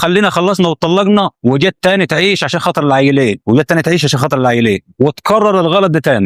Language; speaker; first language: Arabic; native; Arabic